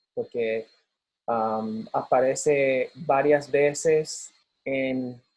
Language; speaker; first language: Spanish; non-native, fluent; English